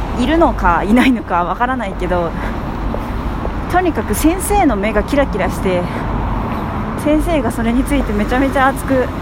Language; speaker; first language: Japanese; native; Japanese